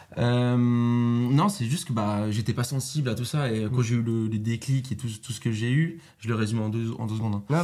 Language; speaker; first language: French; non-native, fluent; Spanish